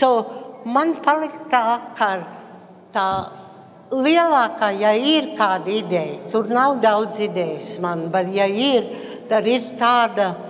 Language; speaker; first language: Latvian; early bilingual, heritage; Latvian